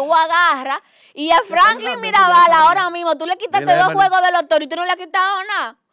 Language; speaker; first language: Spanish; native; Spanish